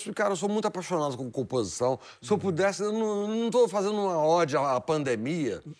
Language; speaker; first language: Portuguese; native; Portuguese